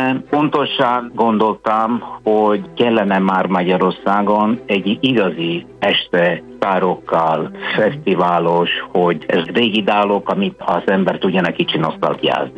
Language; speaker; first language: Hungarian; non-native, fluent; Italian